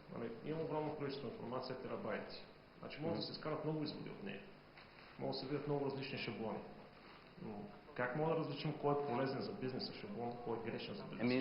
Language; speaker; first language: Bulgarian; native; Bulgarian